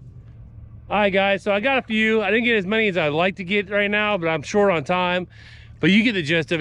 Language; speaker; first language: English; native; English